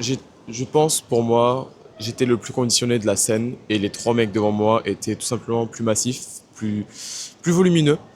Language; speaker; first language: French; native; French